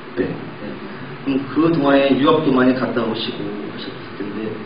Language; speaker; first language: Korean; native; Korean